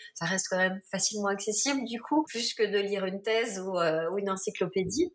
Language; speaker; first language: French; native; French